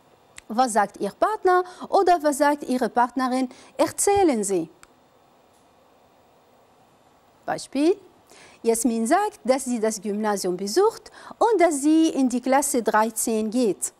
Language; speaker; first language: German; non-native, fluent; Arabic